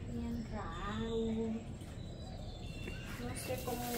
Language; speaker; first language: Spanish; native; Spanish